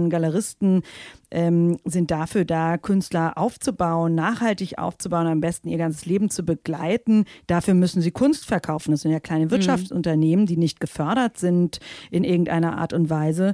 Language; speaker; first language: German; native; German